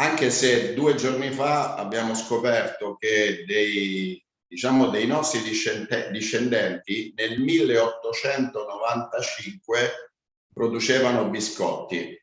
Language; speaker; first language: Italian; non-native, fluent; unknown